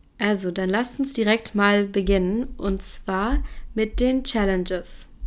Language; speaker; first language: German; native; German